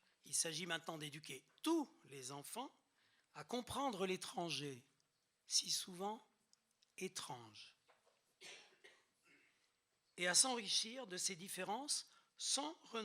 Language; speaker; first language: French; native; French